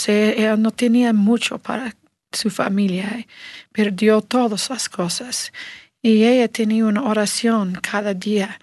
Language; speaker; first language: Spanish; non-native, learner; English